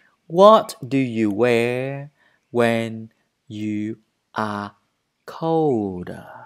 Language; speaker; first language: English; non-native, learner; Vietnamese